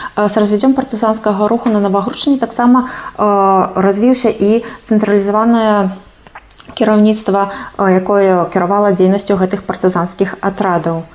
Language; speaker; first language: Belarusian; native; Belarusian